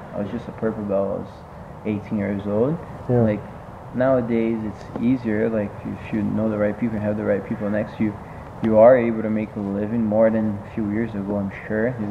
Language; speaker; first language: English; non-native, fluent; Portuguese